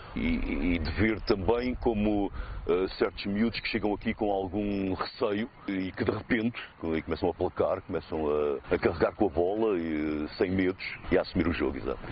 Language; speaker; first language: Portuguese; native; Portuguese